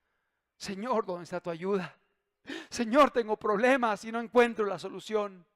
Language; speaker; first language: Spanish; native; Spanish